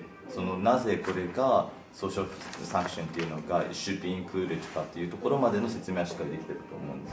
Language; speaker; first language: Japanese; native; Japanese